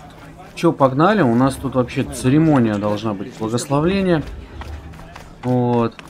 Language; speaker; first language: Russian; native; Russian